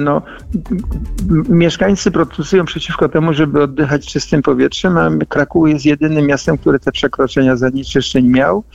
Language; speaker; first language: Polish; native; Polish